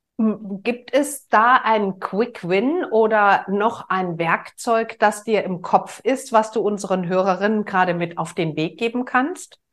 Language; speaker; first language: German; native; German